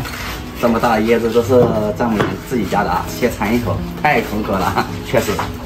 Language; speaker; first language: Chinese; native; Chinese